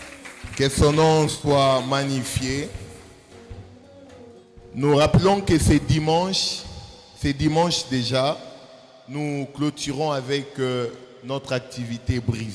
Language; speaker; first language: French; non-native, local second language; Lingala